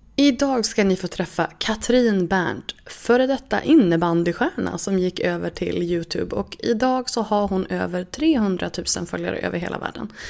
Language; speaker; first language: Swedish; native; Swedish